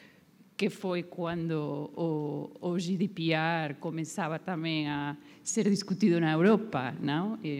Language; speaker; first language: Portuguese; non-native, learner; Spanish